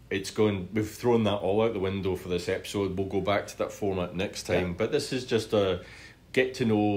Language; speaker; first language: English; native; English